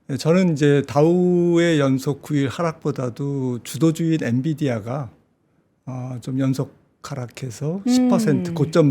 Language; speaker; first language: Korean; native; Korean